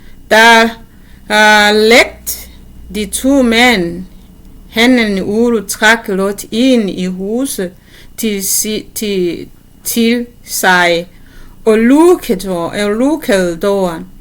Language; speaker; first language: Danish; non-native, learner; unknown